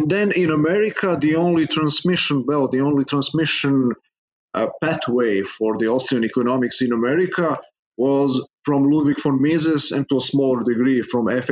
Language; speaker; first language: English; non-native, fluent; Serbian